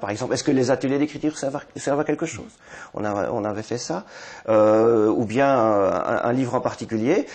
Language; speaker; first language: French; native; French